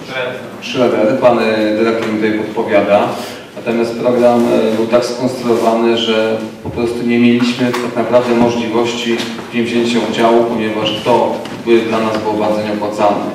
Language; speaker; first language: Polish; native; Polish